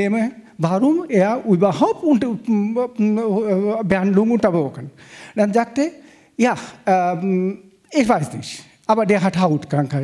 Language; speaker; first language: German; non-native, fluent; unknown